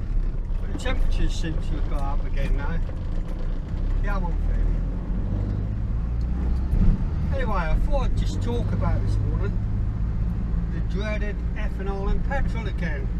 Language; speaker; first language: English; native; English